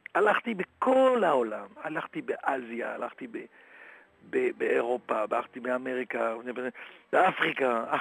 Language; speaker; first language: Hebrew; non-native, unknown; French